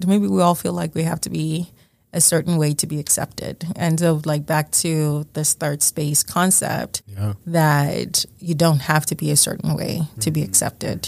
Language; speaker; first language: English; early bilingual, other home language; Yoruba